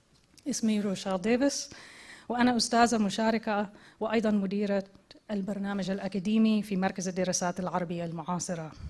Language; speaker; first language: Arabic; non-native, fluent; English